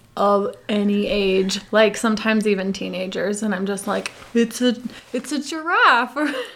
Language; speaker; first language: English; native; English